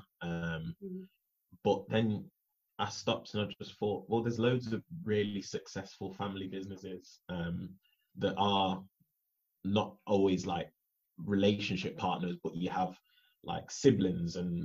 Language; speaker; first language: English; native; English